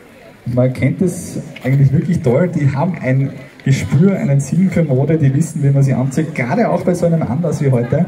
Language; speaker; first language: German; native; German